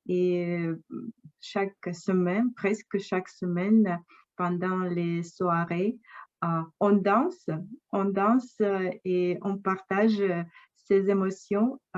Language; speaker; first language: French; non-native, fluent; Russian